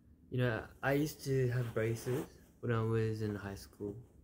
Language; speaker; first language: English; early bilingual, other home language; Korean